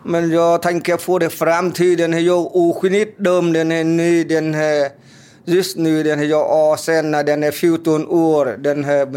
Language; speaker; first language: Swedish; non-native, learner; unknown